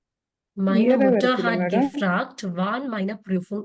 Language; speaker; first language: German; non-native, fluent; Malayalam